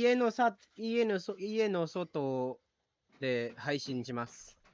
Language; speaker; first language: Japanese; non-native, learner; Filipino